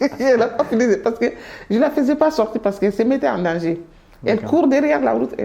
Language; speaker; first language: French; non-native, local second language; Mandingo